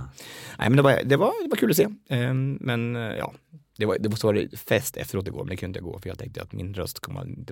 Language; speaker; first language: Swedish; native; Swedish